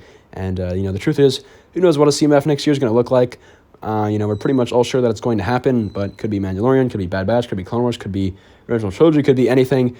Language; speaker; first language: English; native; English